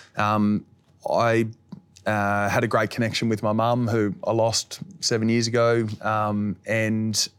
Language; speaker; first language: English; native; English